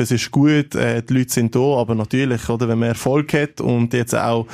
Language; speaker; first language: German; native; German